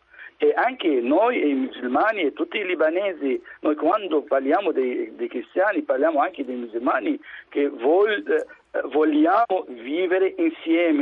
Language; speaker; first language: Italian; non-native, fluent; Arabic